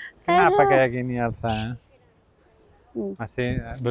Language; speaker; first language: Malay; non-native, learner; Catalan